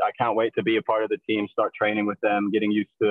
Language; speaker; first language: English; native; English